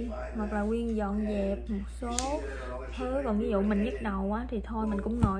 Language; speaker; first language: Vietnamese; native; Vietnamese